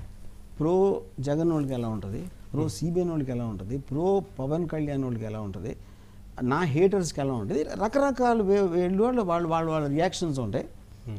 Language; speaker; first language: Telugu; native; Telugu